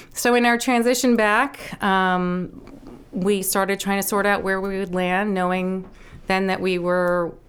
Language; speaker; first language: English; native; English